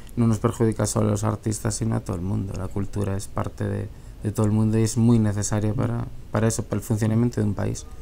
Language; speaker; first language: Spanish; native; Spanish